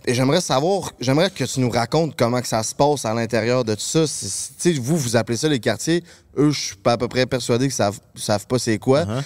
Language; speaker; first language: French; native; French